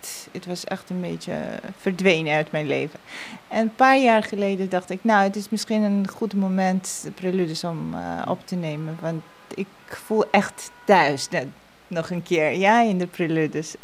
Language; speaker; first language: Dutch; non-native, fluent; Georgian